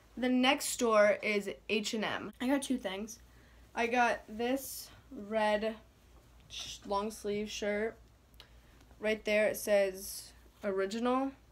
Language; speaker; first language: English; native; English